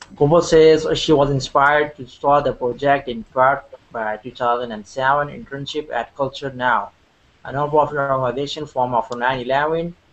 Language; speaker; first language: English; non-native, learner; Spanish